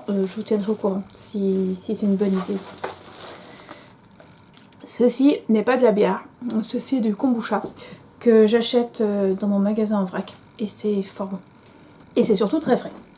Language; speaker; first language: French; native; French